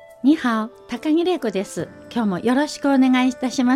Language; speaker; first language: Japanese; non-native, fluent; Chinese